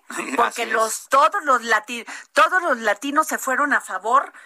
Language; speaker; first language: Spanish; native; Spanish